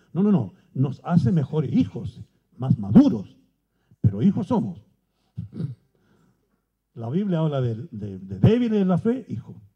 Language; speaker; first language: Spanish; native; Spanish